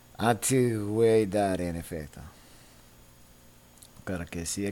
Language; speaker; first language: Spanish; non-native, learner; English